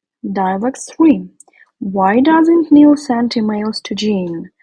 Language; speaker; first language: English; non-native, fluent; Ukrainian